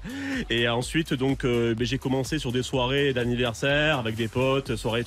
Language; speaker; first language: French; native; French